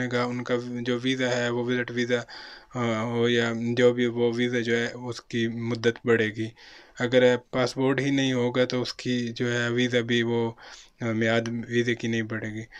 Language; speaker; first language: Urdu; non-native, local second language; Punjabi